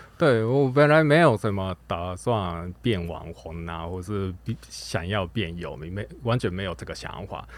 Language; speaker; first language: Chinese; non-native, fluent; Japanese